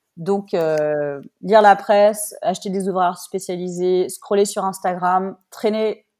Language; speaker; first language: French; native; French